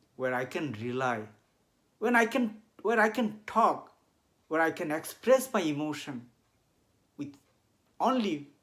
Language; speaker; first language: English; non-native, local second language; Bangla